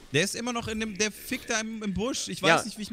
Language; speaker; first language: German; native; German